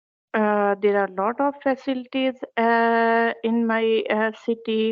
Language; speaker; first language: English; non-native, learner; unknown